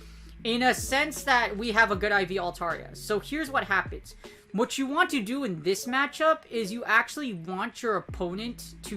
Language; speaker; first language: English; native; English